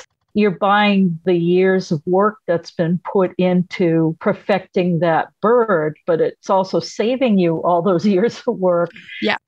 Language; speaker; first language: English; native; English